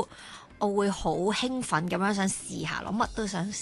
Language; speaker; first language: Cantonese; native; Cantonese